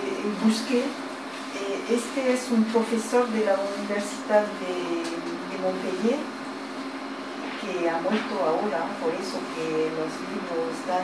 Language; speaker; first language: Spanish; early bilingual, heritage; French